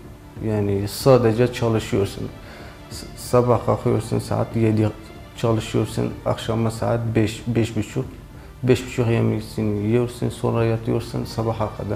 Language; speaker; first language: Turkish; non-native, learner; Kurdish